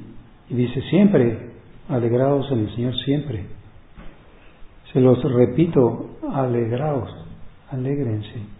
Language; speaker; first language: Spanish; native; Spanish